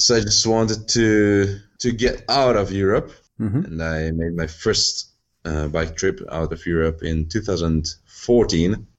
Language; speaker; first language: English; non-native, fluent; Hungarian